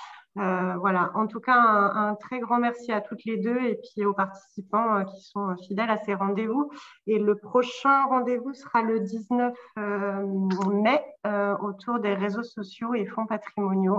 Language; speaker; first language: French; native; French